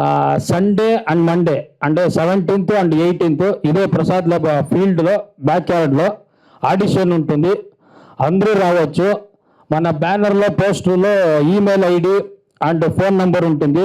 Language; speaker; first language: Telugu; non-native, local second language; Kannada